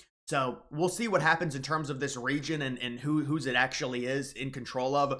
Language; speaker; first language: English; native; English